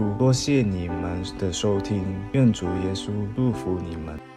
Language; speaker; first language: Chinese; early bilingual, other home language; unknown